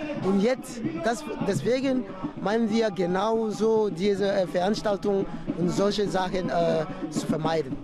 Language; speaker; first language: German; non-native, fluent; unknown